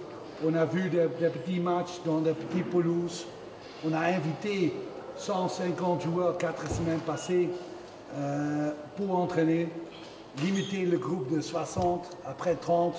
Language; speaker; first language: French; non-native, fluent; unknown